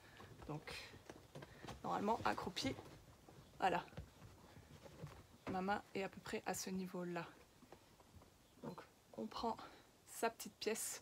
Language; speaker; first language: French; native; French